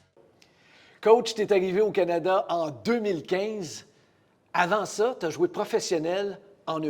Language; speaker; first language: French; native; French